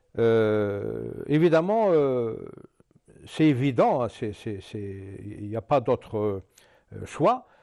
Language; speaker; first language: French; non-native, local second language; Arabic